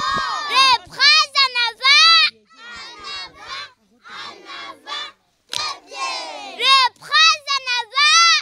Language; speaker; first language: French; non-native, learner; Kinyarwanda